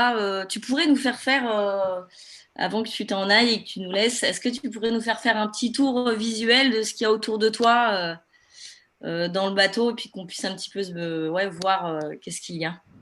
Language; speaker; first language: French; native; French